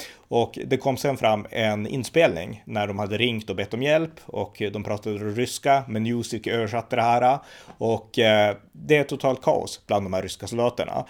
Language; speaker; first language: Swedish; native; Swedish